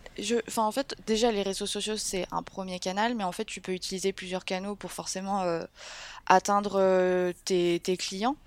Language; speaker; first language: French; native; French